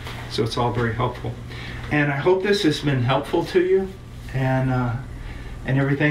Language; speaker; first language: English; native; English